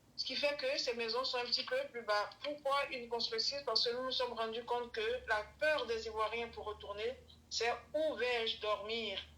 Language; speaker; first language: French; early bilingual, other home language; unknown